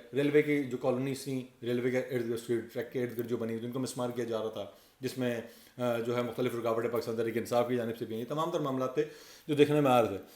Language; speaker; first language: Urdu; non-native, local second language; Punjabi